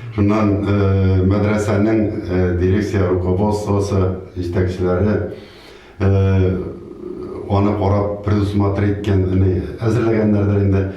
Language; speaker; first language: Tatar; native; Tatar